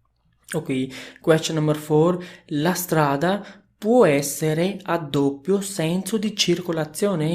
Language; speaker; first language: Italian; non-native, fluent; Urdu